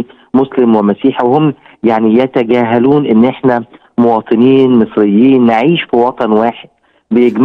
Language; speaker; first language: Arabic; native; Arabic